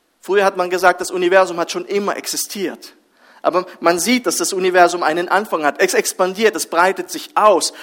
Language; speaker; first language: German; early bilingual, other home language; Russian